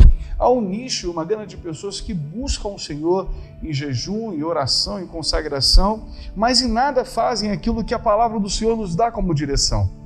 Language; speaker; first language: Portuguese; native; Portuguese